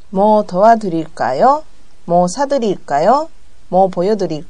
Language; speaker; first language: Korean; non-native, learner; Japanese